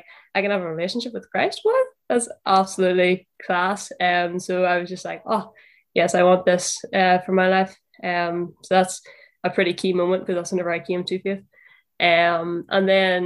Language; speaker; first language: English; native; English